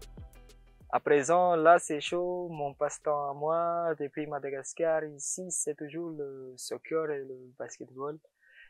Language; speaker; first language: French; non-native, local second language; Malagasy